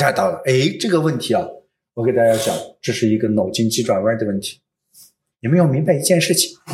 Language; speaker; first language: Chinese; non-native, local second language; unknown